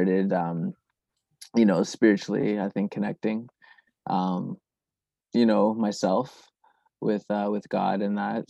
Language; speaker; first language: English; native; English